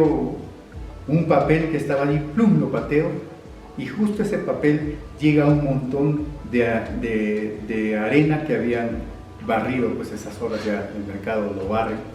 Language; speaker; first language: Spanish; native; Spanish